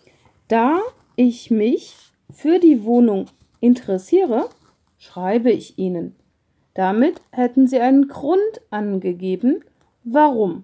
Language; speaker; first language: German; non-native, fluent; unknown